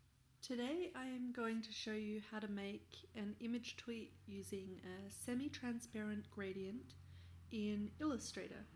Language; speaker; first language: English; native; English